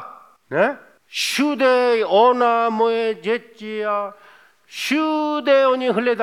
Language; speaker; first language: Czech; non-native, fluent; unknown